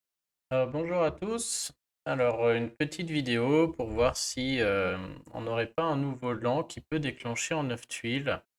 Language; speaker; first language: French; native; French